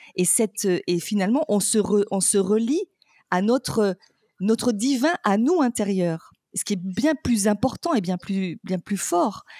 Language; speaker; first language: French; native; French